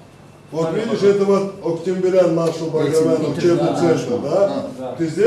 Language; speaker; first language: Russian; non-native, fluent; Azerbaijani